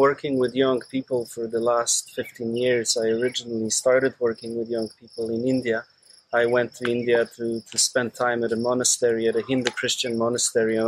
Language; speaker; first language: English; non-native, fluent; Polish